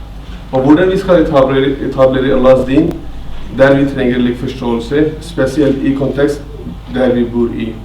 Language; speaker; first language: Norwegian; non-native, fluent; Urdu